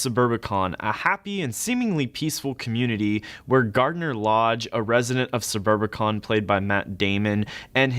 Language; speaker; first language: English; native; English